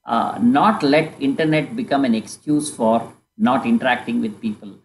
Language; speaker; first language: English; non-native, local second language; Kannada